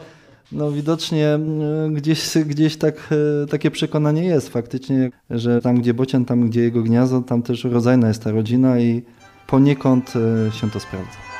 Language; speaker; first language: Polish; native; Polish